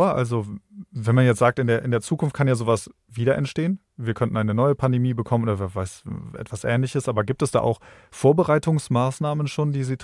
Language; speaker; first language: German; native; German